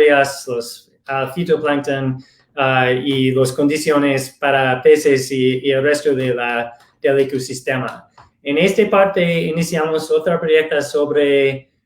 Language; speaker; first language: Spanish; non-native, fluent; English